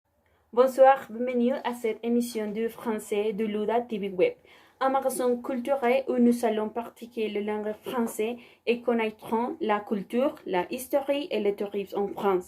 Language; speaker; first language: French; non-native, learner; Spanish